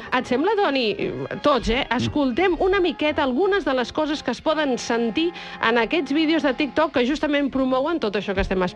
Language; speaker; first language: Catalan; native; Catalan